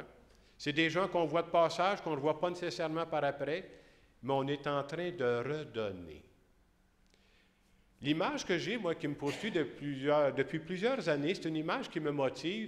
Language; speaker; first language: French; native; French